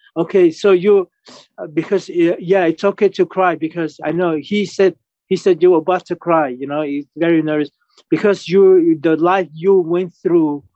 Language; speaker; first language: English; non-native, learner; Mongolian